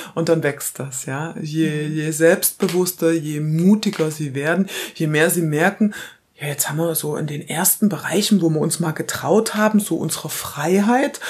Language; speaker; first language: German; native; German